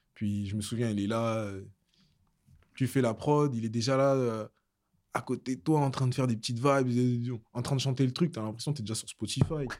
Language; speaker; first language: French; native; French